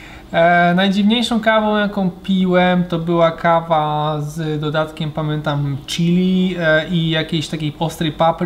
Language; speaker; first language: Polish; native; Polish